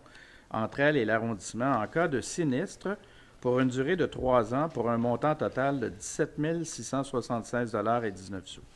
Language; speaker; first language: French; native; French